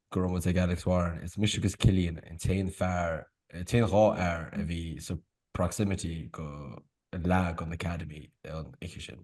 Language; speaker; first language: Irish; native; Irish